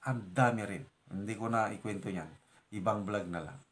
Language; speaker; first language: Filipino; native; Filipino